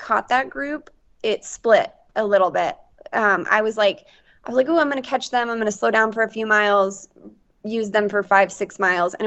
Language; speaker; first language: English; native; English